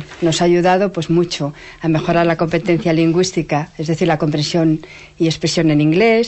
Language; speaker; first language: Spanish; native; Spanish